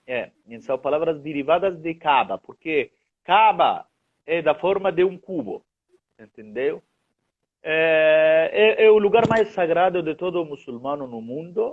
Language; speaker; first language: Portuguese; non-native, fluent; Arabic